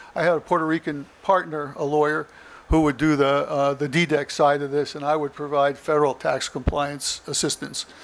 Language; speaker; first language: English; native; English